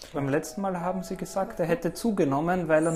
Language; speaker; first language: German; native; German